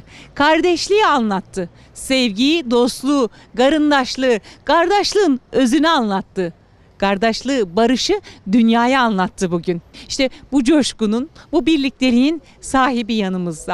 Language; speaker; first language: Turkish; native; Turkish